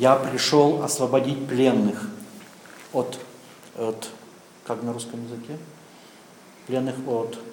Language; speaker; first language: Czech; non-native, learner; Russian